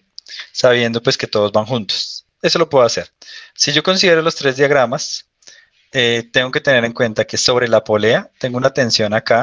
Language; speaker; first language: Spanish; native; Spanish